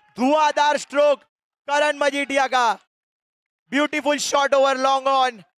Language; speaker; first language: Hindi; non-native, local second language; Gujarati